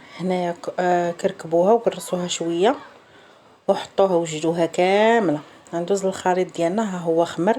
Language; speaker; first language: Arabic; native; Arabic